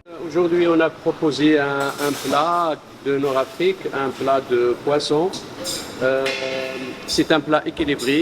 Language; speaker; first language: French; non-native, fluent; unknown